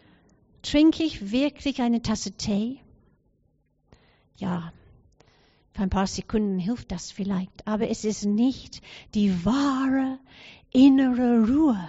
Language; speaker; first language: German; non-native, fluent; English